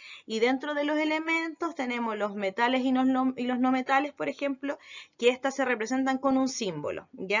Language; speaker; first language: Spanish; native; Spanish